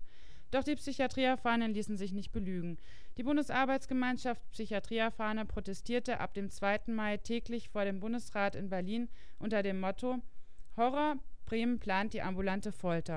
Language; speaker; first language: German; native; German